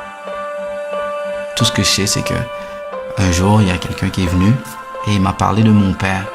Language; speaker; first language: French; early bilingual, other home language; Haitian Creole